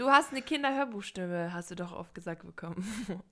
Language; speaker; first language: German; native; German